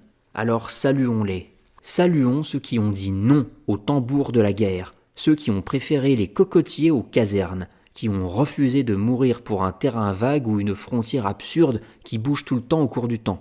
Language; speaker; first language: French; native; French